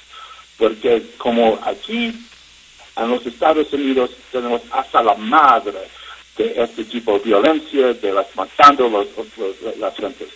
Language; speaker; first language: Spanish; non-native, learner; English